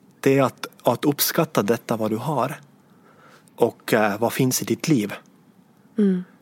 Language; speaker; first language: Swedish; non-native, fluent; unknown